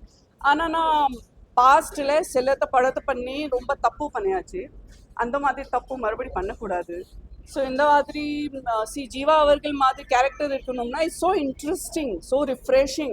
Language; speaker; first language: Tamil; non-native, fluent; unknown